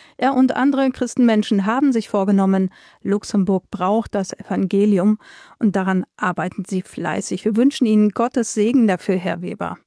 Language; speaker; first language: German; native; German